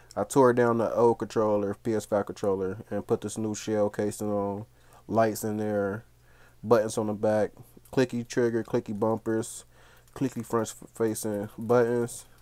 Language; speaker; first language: English; native; English